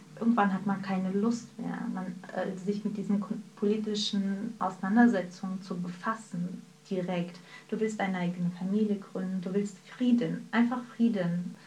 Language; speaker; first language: German; early bilingual, other home language; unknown